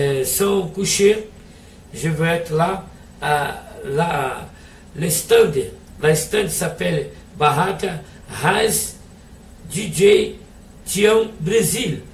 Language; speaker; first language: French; non-native, learner; Portuguese